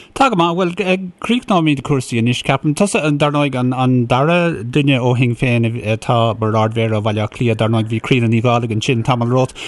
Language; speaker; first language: Irish; native; Irish